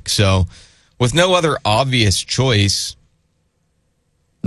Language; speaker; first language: English; native; English